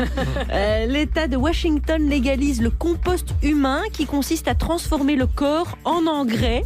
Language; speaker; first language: French; native; French